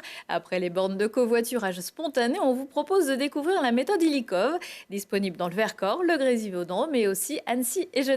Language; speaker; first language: French; native; French